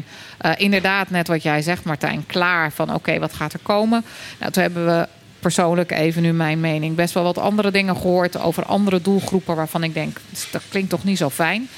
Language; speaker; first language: Dutch; native; Dutch